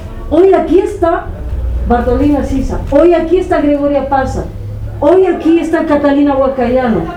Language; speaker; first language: Spanish; native; Spanish